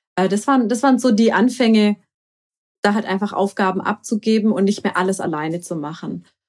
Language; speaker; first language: German; early bilingual, other home language; Croatian